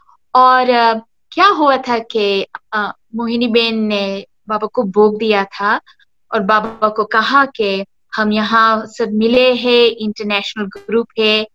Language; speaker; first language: Hindi; early bilingual, heritage; Hindi